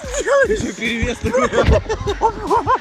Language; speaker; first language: Russian; native; Russian